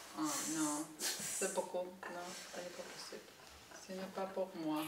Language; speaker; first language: French; non-native, learner; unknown